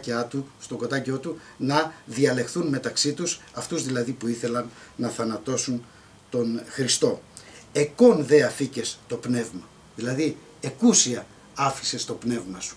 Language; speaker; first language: Greek; native; Greek